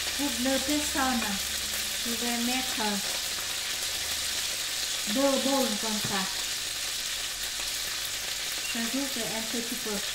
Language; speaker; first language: French; non-native, learner; Vietnamese